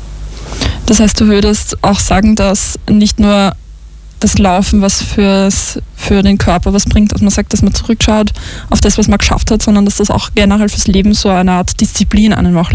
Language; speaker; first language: German; native; German